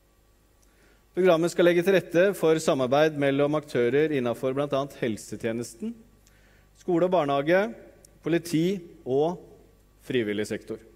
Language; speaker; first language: Norwegian; native; Norwegian